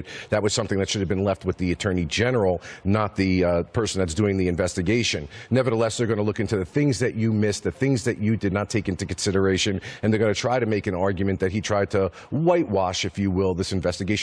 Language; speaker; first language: English; native; English